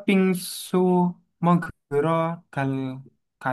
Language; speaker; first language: Korean; non-native, learner; Indonesian